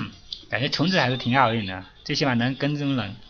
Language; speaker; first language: Chinese; native; Chinese